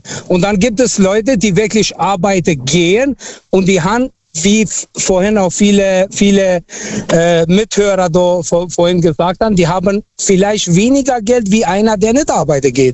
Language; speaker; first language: German; non-native, local second language; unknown